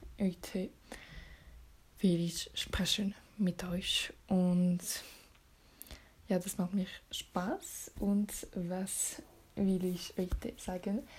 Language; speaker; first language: German; non-native, learner; French